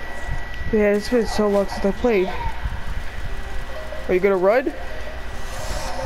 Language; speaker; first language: English; native; English